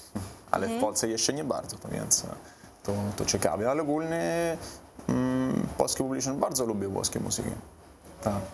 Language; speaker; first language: Polish; non-native, learner; Italian